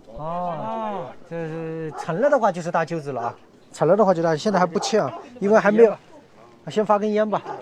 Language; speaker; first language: Chinese; native; Chinese